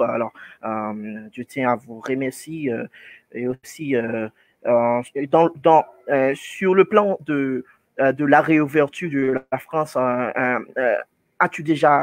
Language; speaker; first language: French; non-native, fluent; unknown